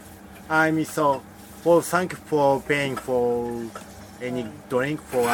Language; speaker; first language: English; non-native, learner; Japanese